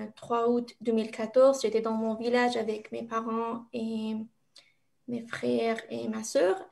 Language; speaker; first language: French; non-native, learner; Arabic